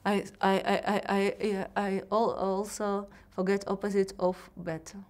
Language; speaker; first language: English; non-native, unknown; Russian